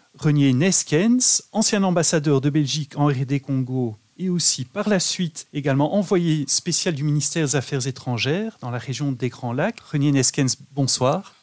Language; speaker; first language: French; native; French